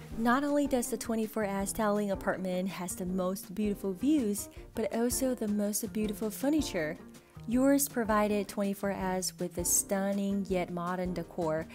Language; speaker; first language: English; non-native, fluent; Chinese